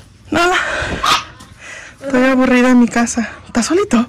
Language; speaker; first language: Spanish; early bilingual, heritage; Spanish